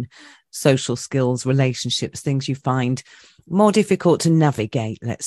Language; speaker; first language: English; native; English